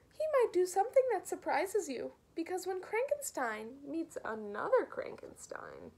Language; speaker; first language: English; native; English